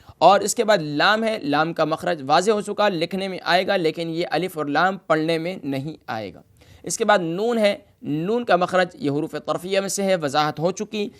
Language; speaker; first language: Urdu; native; Urdu